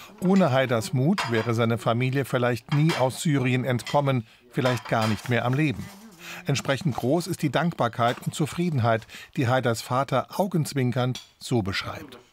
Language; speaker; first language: German; native; German